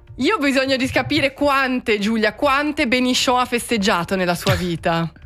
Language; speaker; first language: Italian; native; Italian